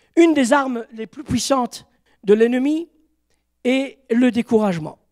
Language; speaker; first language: French; native; French